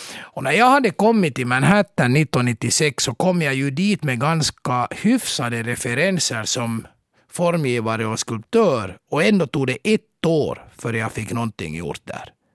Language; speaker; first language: Swedish; native; Swedish